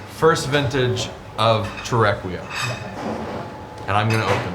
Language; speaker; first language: English; native; English